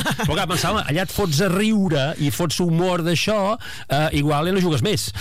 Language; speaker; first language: Catalan; native; Catalan